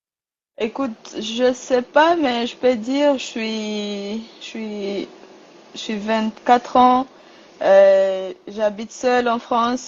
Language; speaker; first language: French; non-native, learner; Rundi